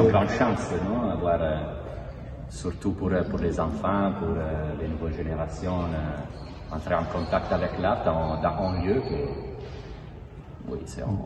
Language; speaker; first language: French; non-native, fluent; Italian